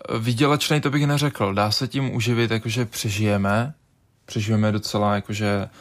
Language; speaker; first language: Czech; native; Czech